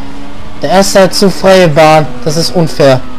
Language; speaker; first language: German; native; German